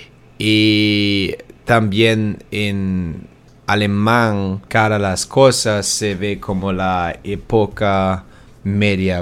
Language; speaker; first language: Spanish; non-native, learner; German